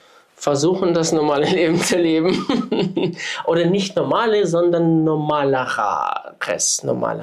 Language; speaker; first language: German; non-native, fluent; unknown